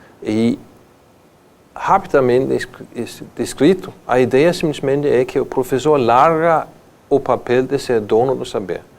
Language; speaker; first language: Portuguese; non-native, fluent; Danish